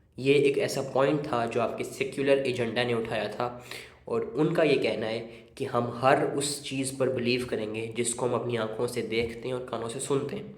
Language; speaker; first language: Urdu; native; Urdu